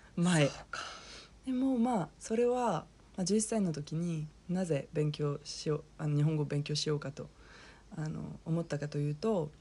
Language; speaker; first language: Japanese; non-native, fluent; French